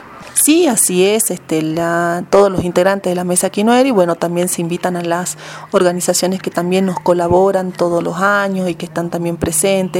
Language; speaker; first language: Spanish; native; Spanish